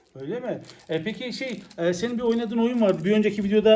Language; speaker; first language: Turkish; native; Turkish